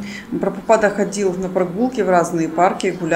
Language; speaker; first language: Russian; native; Russian